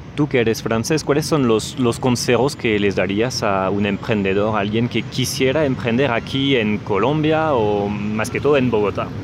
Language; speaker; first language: Spanish; non-native, fluent; French